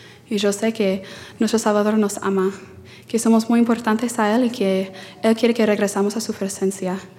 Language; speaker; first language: Spanish; non-native, learner; English